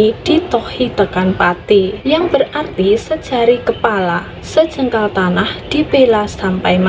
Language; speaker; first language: Indonesian; native; Indonesian